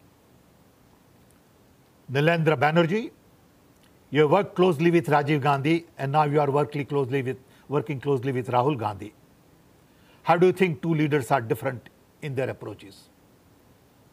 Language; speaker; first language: English; non-native, local second language; Gujarati